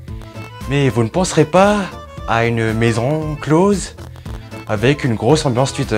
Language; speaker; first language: French; native; French